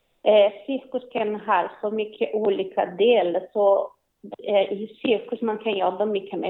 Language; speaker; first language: Swedish; non-native, learner; Portuguese